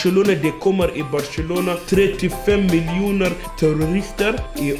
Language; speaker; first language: Swedish; non-native, fluent; Arabic